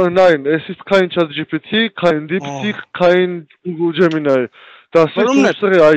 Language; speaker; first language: German; non-native, learner; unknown